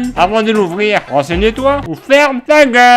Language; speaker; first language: French; native; French